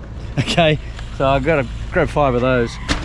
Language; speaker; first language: English; native; English